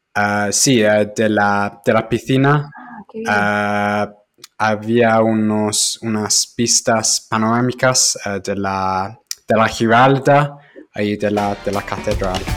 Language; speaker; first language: Spanish; non-native, fluent; English